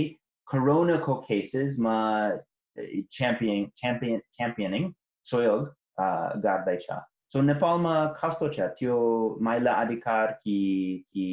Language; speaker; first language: Nepali; non-native, fluent; English